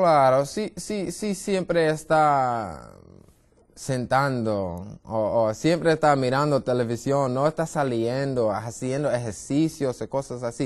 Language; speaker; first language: Spanish; non-native, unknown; English